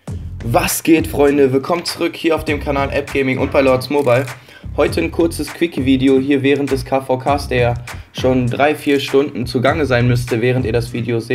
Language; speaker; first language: German; native; German